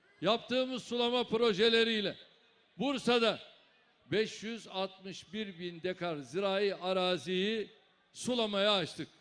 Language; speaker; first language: Turkish; native; Turkish